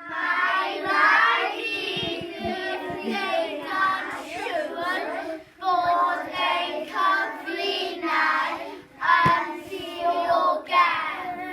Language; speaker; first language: Welsh; non-native, local second language; English